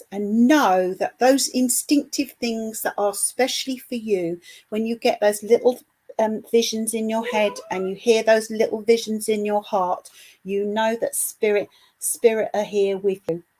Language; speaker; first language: English; native; English